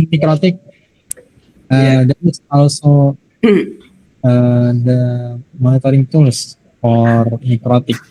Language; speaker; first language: English; non-native, learner; Indonesian